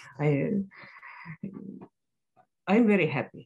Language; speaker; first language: English; non-native, learner; Estonian